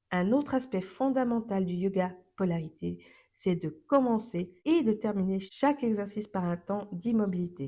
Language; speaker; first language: French; native; French